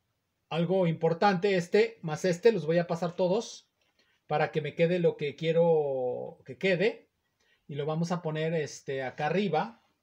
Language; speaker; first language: Spanish; native; Spanish